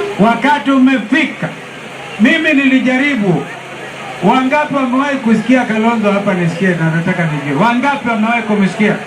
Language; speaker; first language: Swahili; non-native, local second language; Kamba